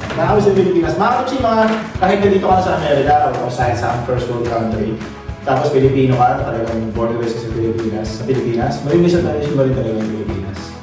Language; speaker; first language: Filipino; native; Filipino